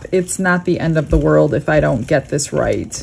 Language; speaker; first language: English; native; English